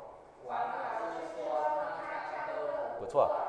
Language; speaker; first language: Chinese; non-native, learner; Vietnamese